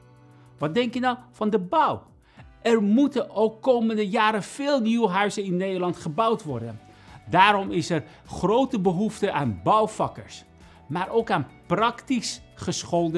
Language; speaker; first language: Dutch; non-native, fluent; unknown